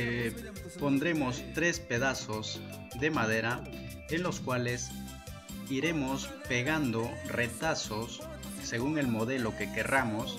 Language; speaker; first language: Spanish; native; Spanish